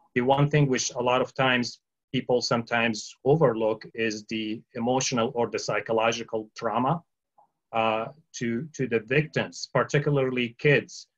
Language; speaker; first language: English; early bilingual, other home language; Arabic